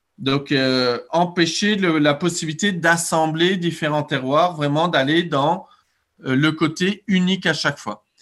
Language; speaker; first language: French; native; French